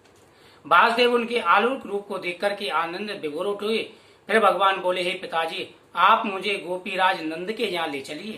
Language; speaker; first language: Hindi; native; Hindi